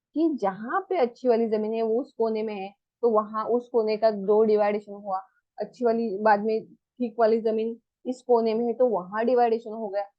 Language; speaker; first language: Hindi; non-native, local second language; Marathi